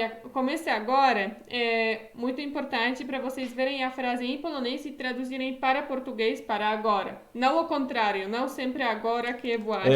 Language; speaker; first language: Portuguese; non-native, fluent; Polish